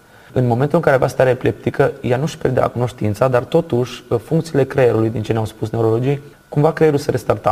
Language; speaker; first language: Romanian; native; Romanian